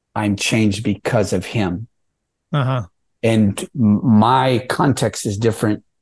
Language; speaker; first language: English; native; English